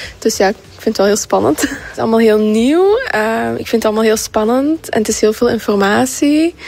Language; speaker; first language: Dutch; native; Dutch